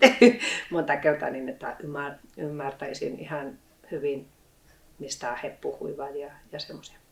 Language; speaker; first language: Finnish; non-native, fluent; Spanish